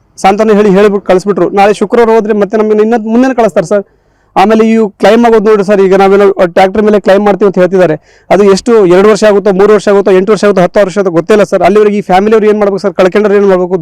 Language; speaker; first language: Kannada; non-native, local second language; Lambadi